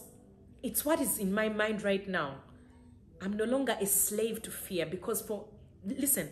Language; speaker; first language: English; native; English